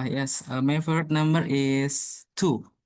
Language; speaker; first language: English; non-native, learner; Indonesian